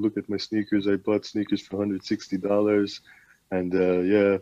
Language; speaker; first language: English; non-native, fluent; Swedish